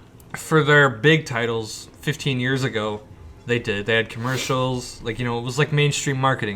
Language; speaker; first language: English; native; English